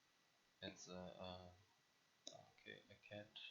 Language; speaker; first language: English; non-native, learner; German